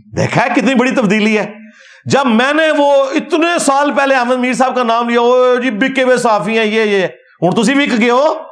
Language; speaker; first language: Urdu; non-native, local second language; Punjabi